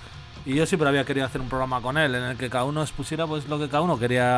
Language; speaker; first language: Spanish; native; Spanish